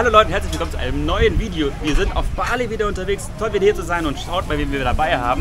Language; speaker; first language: German; native; German